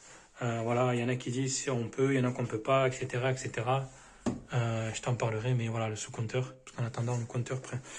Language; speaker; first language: French; native; French